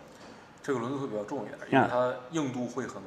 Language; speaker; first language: Chinese; native; Chinese